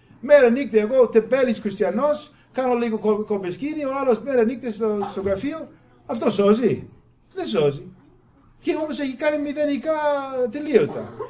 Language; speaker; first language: Greek; non-native, fluent; English